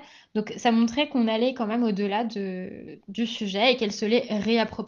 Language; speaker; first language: French; native; French